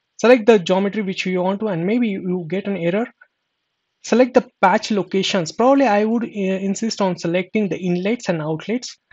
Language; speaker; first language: English; non-native, local second language; Marathi